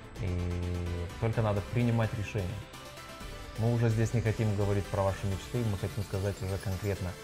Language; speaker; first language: Russian; non-native, learner; Lithuanian